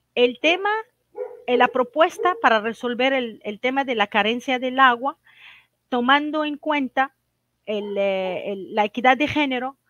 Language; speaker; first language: Spanish; non-native, fluent; Arabic